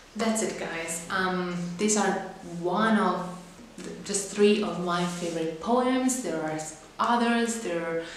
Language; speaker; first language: English; non-native, fluent; Italian